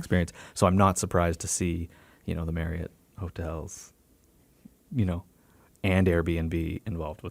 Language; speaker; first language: English; native; English